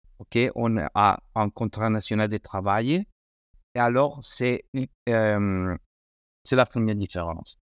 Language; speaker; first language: French; non-native, learner; Spanish